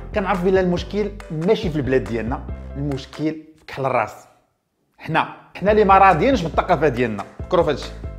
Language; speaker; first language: Arabic; native; Arabic